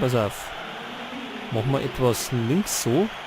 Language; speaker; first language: German; native; German